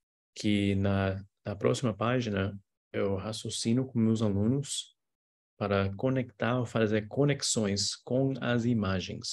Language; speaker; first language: Portuguese; non-native, fluent; English